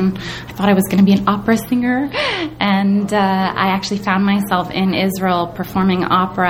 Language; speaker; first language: English; native; English